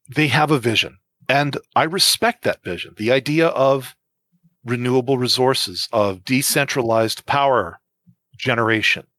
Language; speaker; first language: English; native; English